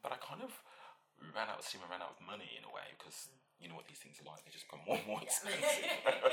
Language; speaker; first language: English; native; English